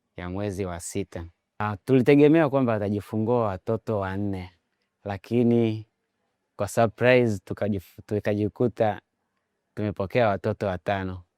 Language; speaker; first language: Swahili; native; Swahili